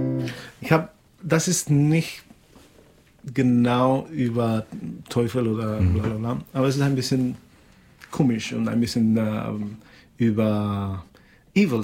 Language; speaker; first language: German; non-native, fluent; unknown